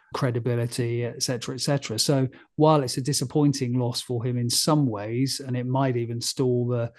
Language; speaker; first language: English; native; English